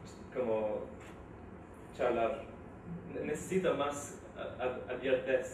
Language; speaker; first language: Spanish; non-native, learner; English